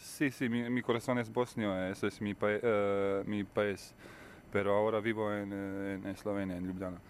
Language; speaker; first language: Spanish; non-native, learner; Bosnian